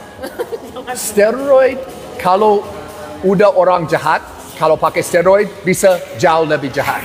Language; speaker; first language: Indonesian; non-native, learner; English